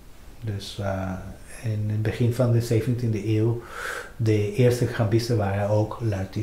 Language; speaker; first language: Dutch; non-native, fluent; Spanish